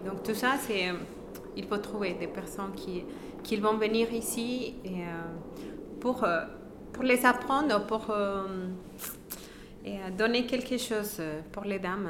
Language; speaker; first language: French; non-native, fluent; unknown